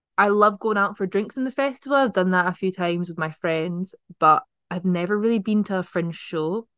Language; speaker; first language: English; native; English